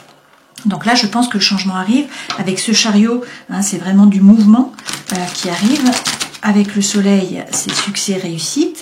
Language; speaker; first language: French; native; French